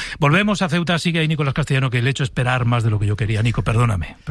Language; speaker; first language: Spanish; native; Spanish